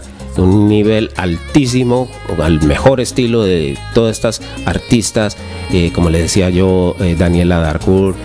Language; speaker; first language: Spanish; native; Spanish